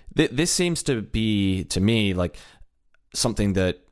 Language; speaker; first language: English; native; English